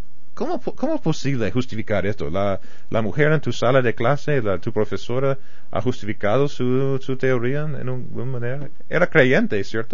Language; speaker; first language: Spanish; non-native, fluent; English